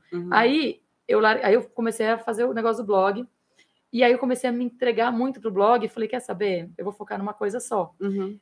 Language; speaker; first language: Portuguese; native; Portuguese